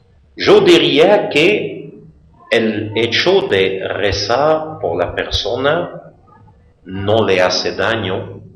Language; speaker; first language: Spanish; non-native, fluent; French